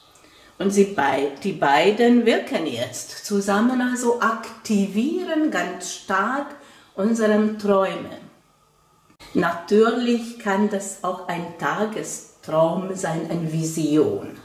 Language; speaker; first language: German; non-native, fluent; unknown